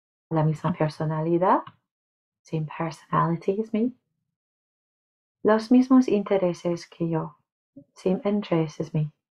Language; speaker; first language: English; native; English